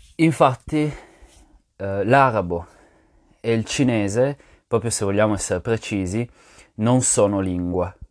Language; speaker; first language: Italian; non-native, fluent; French